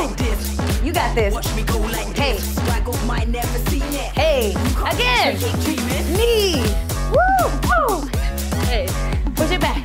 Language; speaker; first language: English; native; English